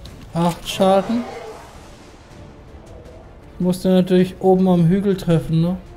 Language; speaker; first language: German; native; German